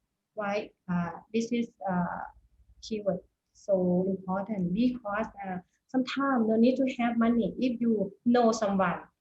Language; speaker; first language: English; non-native, fluent; Thai